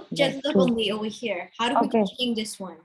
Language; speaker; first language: English; non-native, fluent; Thai